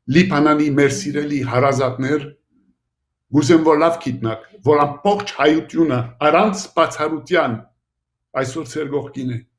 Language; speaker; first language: Armenian; early bilingual, heritage; Armenian